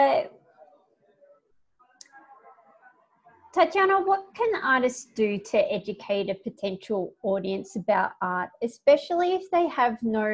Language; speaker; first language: English; native; English